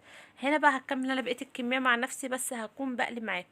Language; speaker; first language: Arabic; native; Arabic